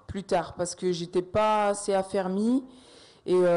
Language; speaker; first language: French; native; French